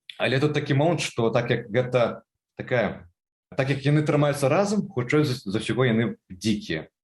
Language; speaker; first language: Belarusian; non-native, local second language; Russian